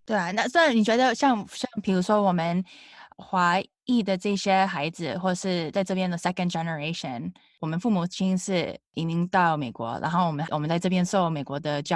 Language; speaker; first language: Chinese; early bilingual, heritage; Chinese